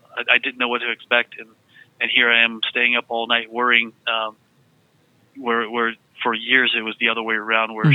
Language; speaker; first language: English; early bilingual, other home language; Vietnamese